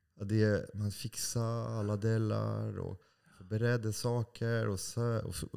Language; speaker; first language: Swedish; non-native, fluent; French